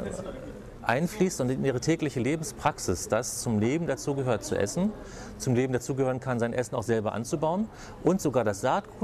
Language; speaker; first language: German; native; German